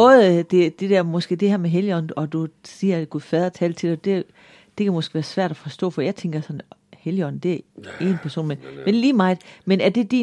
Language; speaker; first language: Danish; native; Danish